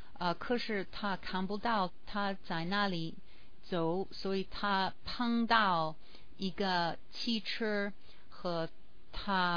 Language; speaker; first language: Chinese; non-native, learner; English